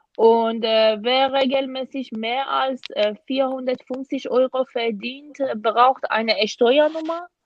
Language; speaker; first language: German; non-native, fluent; Persian